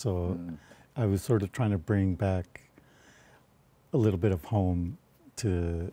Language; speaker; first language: English; early bilingual, other home language; Spanish